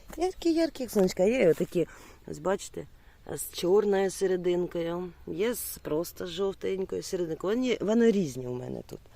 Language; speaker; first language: Ukrainian; non-native, local second language; Russian